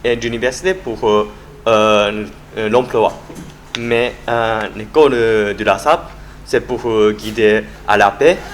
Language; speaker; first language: French; non-native, learner; Japanese